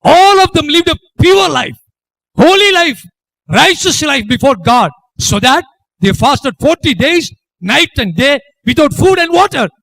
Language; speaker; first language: English; non-native, local second language; Tamil